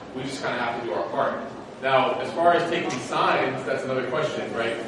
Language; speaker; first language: English; native; English